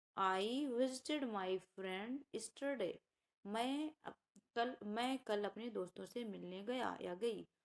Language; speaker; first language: Hindi; native; Hindi